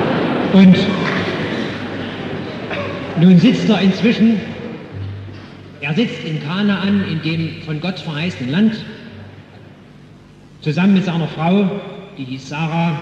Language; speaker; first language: German; native; German